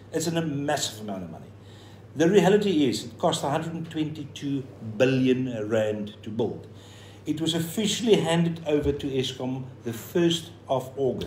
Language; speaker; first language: English; non-native, local second language; Afrikaans